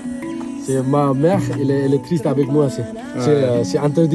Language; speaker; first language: French; non-native, learner; Nepali